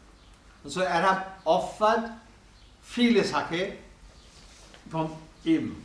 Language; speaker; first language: German; non-native, learner; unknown